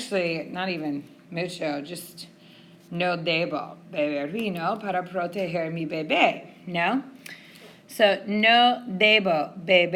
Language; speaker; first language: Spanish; non-native, fluent; English